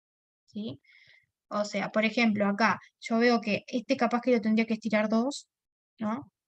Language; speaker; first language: Spanish; native; Spanish